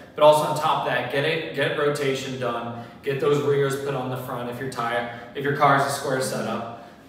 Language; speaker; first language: English; native; English